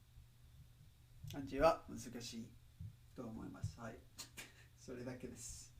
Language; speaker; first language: Japanese; non-native, learner; Spanish